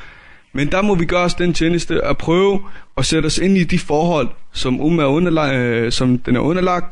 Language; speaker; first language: Danish; native; Danish